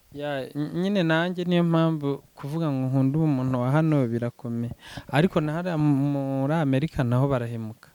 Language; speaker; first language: Kinyarwanda; early bilingual, heritage; Kinyarwanda